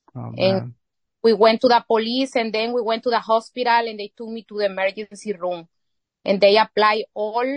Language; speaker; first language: English; non-native, fluent; Spanish